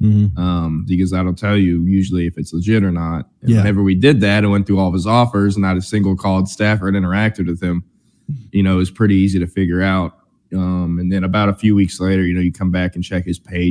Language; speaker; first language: English; native; English